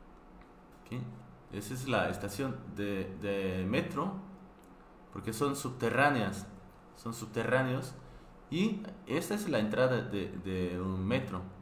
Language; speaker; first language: Spanish; non-native, fluent; Korean